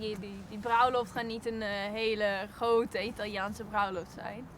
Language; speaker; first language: Dutch; non-native, fluent; Italian